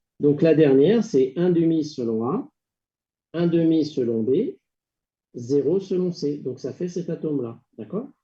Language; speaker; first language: French; native; French